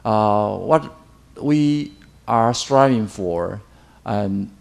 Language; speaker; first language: English; non-native, fluent; Chinese